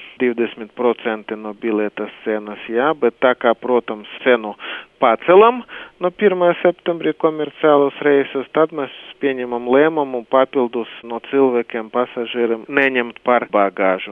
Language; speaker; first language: Latvian; non-native, local second language; Russian